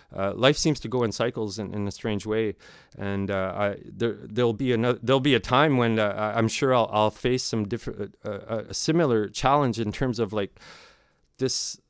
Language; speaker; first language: English; non-native, fluent; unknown